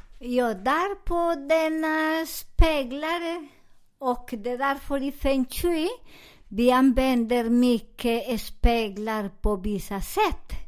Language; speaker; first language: Swedish; non-native, learner; Spanish